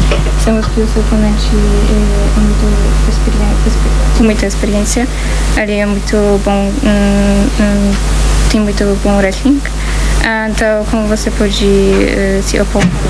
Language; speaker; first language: Portuguese; non-native, fluent; Polish